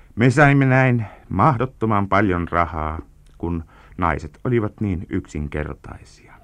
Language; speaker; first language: Finnish; native; Finnish